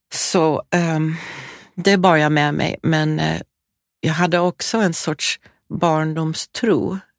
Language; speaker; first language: Swedish; non-native, fluent; English